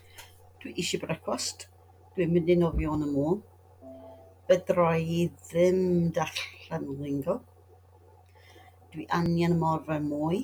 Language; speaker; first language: Welsh; non-native, learner; English